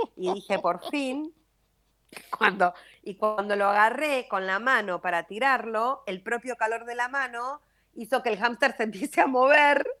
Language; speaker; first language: Spanish; native; Spanish